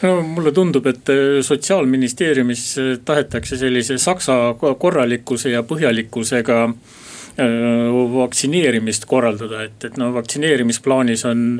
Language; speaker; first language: Estonian; native; Estonian